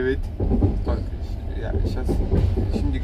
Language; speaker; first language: Turkish; non-native, learner; Mongolian